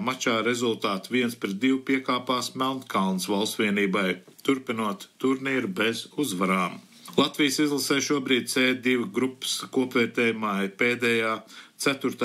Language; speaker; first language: Latvian; early bilingual, heritage; Latvian